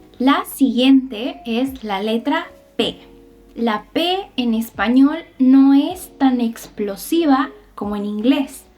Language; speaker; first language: Spanish; native; Spanish